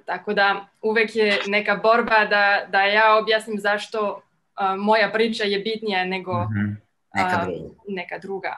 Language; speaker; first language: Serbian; non-native, fluent; French